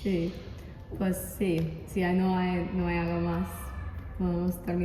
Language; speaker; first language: Spanish; non-native, learner; English